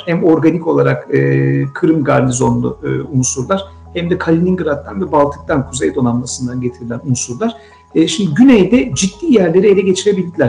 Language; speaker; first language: Turkish; native; Turkish